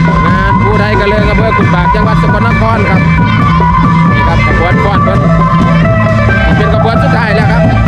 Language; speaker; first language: Thai; non-native, local second language; Northeastern Thai